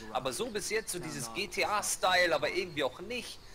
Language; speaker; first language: German; native; German